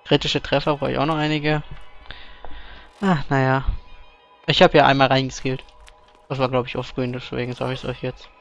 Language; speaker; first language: German; native; German